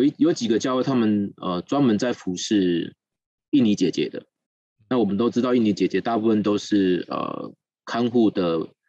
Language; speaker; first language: Chinese; native; Chinese